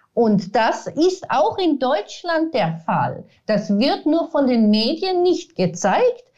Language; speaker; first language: German; non-native, fluent; Italian